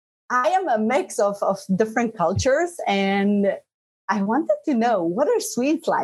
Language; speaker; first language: English; non-native, fluent; Bosnian